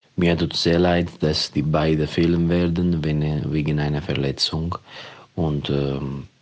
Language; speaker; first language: German; non-native, fluent; Italian